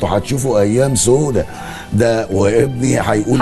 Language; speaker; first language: Arabic; native; Arabic